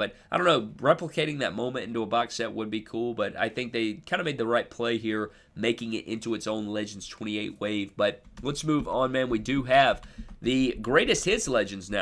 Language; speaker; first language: English; native; English